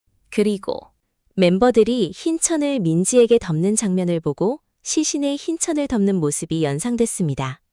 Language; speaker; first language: Korean; native; Korean